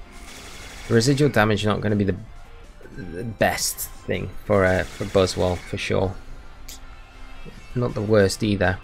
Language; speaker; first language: English; native; English